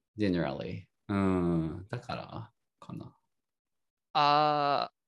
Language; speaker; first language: Japanese; native; Japanese